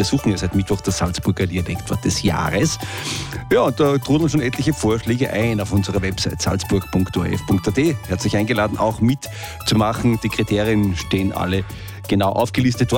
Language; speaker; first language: German; native; German